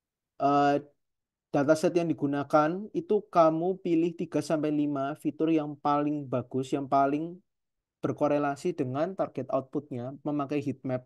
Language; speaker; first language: Indonesian; native; Indonesian